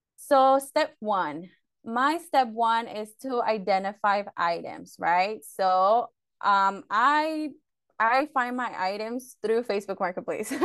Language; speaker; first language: English; early bilingual, other home language; Spanish